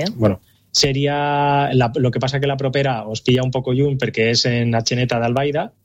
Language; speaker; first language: Catalan; native; Catalan